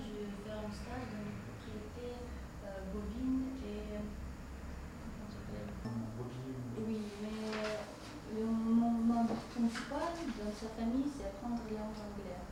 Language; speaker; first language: French; non-native, learner; Russian